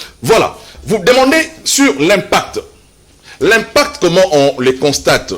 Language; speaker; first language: French; non-native, local second language; Lingala